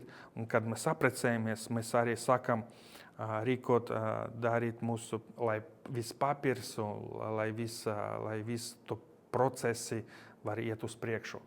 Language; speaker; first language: Latvian; non-native, local second language; Russian